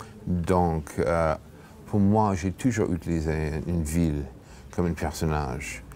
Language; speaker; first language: French; non-native, fluent; English